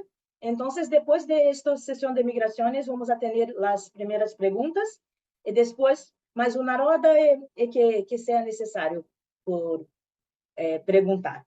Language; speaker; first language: Spanish; non-native, learner; Portuguese